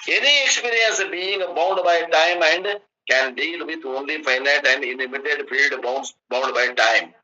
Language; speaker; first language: English; non-native, local second language; Kannada